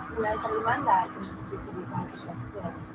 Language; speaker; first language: Italian; native; Italian